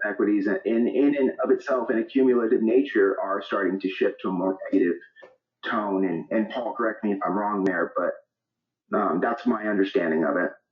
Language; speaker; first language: English; native; English